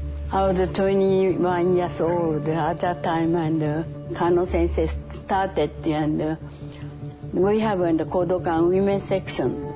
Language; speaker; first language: English; non-native, learner; Japanese